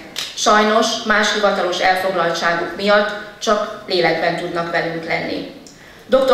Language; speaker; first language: Hungarian; native; Hungarian